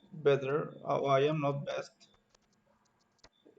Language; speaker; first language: English; non-native, learner; Spanish